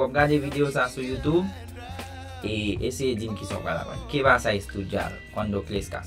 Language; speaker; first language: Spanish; non-native, fluent; Haitian Creole